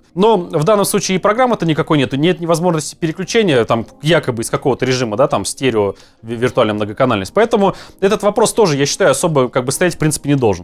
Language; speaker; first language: Russian; native; Russian